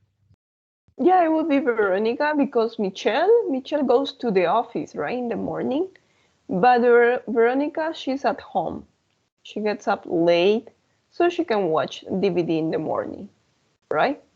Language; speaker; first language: English; non-native, fluent; Spanish